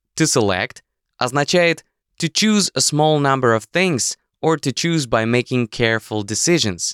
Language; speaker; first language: English; non-native, fluent; Russian